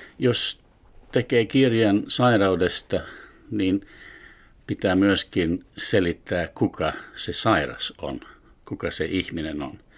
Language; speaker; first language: Finnish; non-native, fluent; English